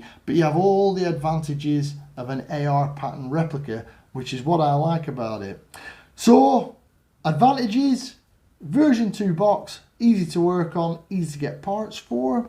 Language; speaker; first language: English; native; English